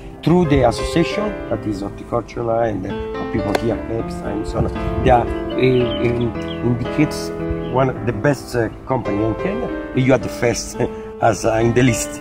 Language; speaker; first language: English; non-native, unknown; Italian